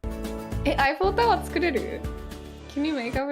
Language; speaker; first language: Japanese; native; Japanese